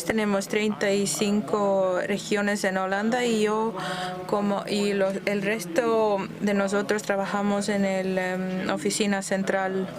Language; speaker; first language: Spanish; non-native, fluent; Dutch